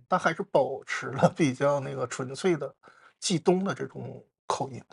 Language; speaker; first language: Chinese; native; Chinese